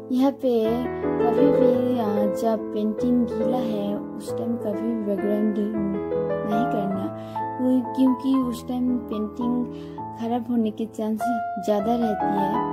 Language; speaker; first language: Hindi; non-native, local second language; Bangla